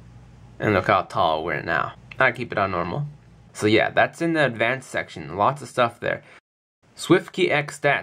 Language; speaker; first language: English; native; English